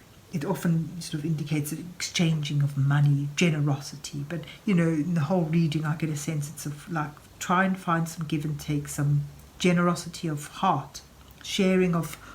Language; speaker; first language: English; native; English